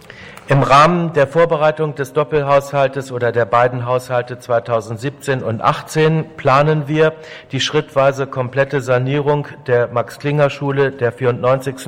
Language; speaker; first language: German; native; German